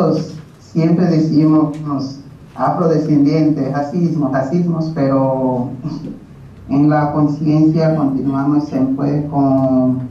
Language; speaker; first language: Spanish; non-native, learner; Portuguese